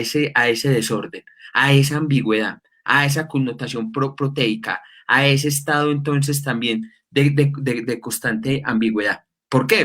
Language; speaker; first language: Spanish; native; Spanish